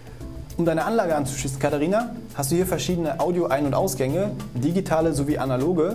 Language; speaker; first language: German; native; German